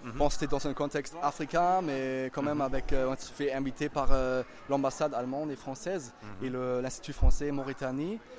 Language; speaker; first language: French; non-native, fluent; German